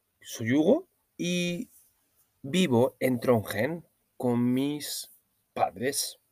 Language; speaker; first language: Spanish; non-native, learner; Norwegian